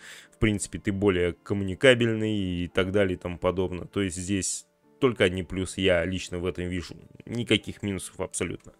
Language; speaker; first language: Russian; native; Russian